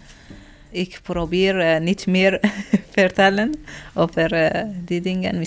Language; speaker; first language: Dutch; non-native, learner; Persian